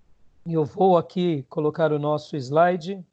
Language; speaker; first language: Portuguese; native; Portuguese